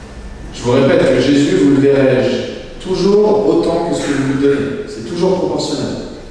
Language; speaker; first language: French; native; French